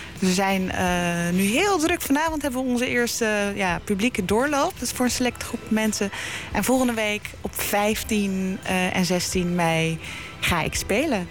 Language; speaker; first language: Dutch; early bilingual, other home language; Turkish